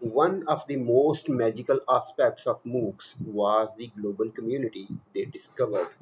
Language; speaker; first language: English; non-native, local second language; Urdu